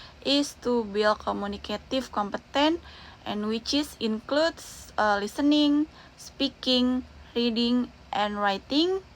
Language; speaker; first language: English; non-native, learner; Indonesian